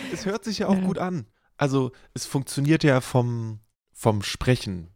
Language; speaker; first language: German; native; German